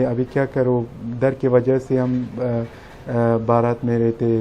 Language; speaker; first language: Hindi; non-native, learner; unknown